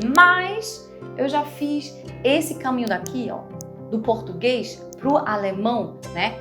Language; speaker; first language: Portuguese; non-native, fluent; German